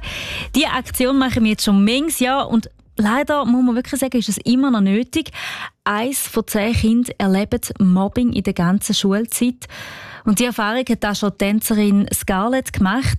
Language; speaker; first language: German; native; German